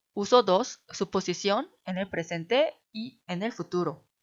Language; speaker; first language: Spanish; non-native, fluent; Korean